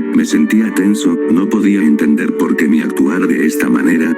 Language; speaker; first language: Spanish; native; Spanish